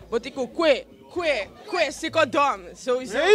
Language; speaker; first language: Dutch; early bilingual, other home language; Papiamento